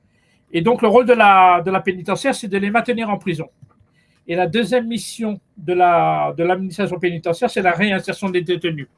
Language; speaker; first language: French; native; French